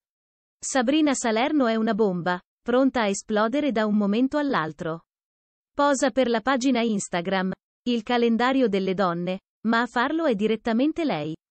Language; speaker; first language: Italian; native; Italian